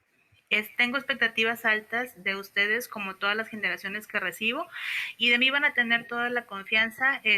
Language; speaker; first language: Spanish; native; Spanish